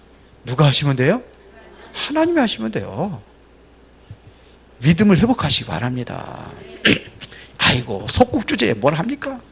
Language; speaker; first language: Korean; native; Korean